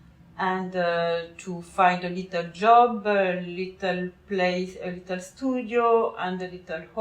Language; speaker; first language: English; non-native, learner; French